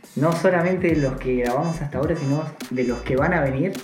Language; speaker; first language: Spanish; native; Spanish